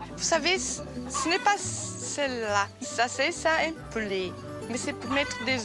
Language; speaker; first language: French; non-native, learner; Portuguese